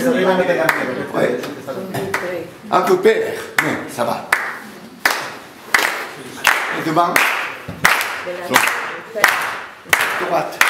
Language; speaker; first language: French; non-native, learner; Japanese